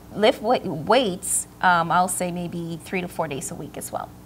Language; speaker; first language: English; native; English